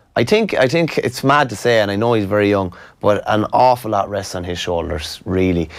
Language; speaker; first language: English; native; English